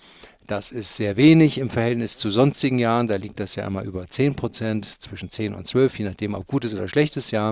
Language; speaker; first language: German; native; German